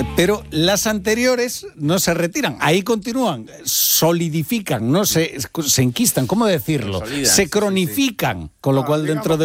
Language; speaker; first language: Spanish; native; Spanish